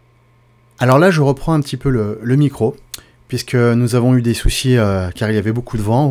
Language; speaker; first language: French; native; French